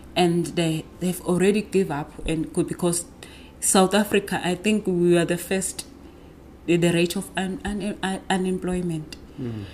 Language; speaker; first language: English; non-native, local second language; Zulu